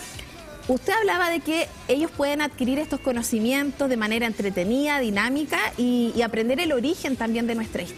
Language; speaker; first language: Spanish; native; Spanish